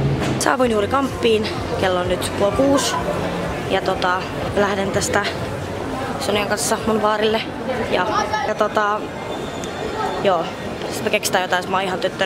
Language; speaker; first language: Finnish; native; Finnish